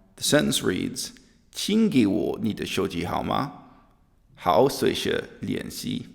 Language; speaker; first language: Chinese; non-native, fluent; English